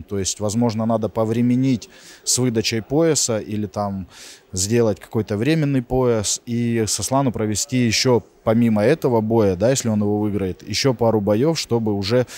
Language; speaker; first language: Russian; native; Russian